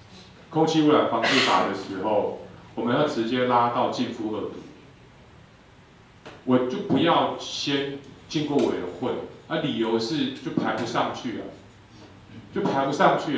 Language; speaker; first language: Chinese; native; Chinese